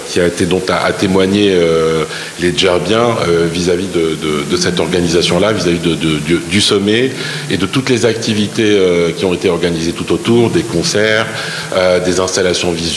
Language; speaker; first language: French; non-native, local second language; Arabic